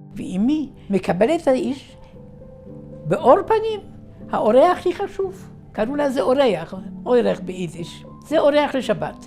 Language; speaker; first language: Hebrew; non-native, fluent; Yiddish